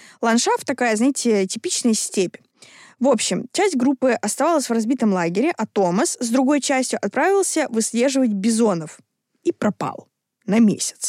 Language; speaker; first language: Russian; native; Russian